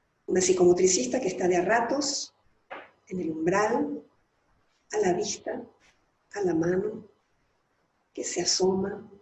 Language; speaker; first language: Spanish; native; Spanish